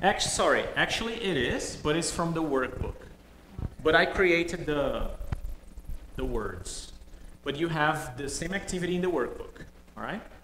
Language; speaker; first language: English; non-native, fluent; Portuguese